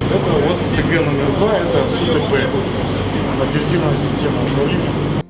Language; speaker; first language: Russian; native; Russian